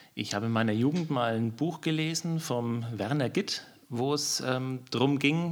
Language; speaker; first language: German; native; German